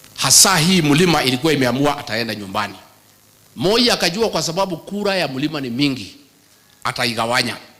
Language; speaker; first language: Swahili; non-native, local second language; Kikuyu